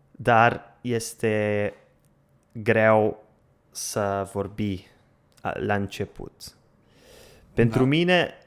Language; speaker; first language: Romanian; non-native, learner; Portuguese